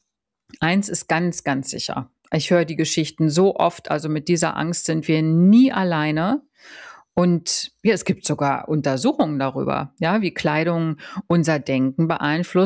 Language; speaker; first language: German; native; German